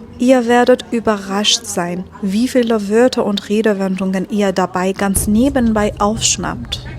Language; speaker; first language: German; non-native, fluent; Persian